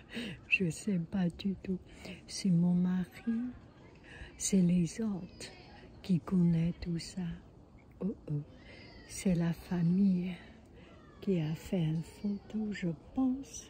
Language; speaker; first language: French; non-native, learner; Chinese